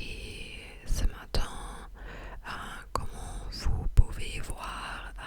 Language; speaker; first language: French; non-native, fluent; English